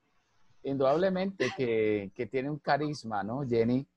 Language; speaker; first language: Spanish; native; Spanish